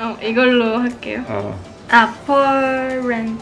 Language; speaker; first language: Korean; non-native, fluent; Japanese